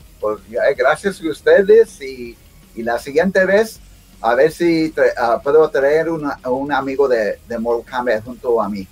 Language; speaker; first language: Spanish; early bilingual, heritage; Spanish